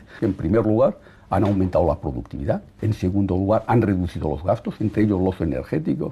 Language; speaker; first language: Spanish; native; Spanish